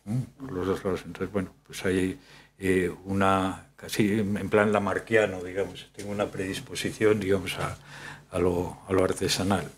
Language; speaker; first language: Spanish; native; Spanish